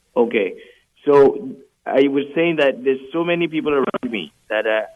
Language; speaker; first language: English; non-native, local second language; Yoruba